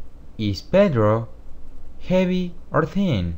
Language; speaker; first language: English; non-native, fluent; Spanish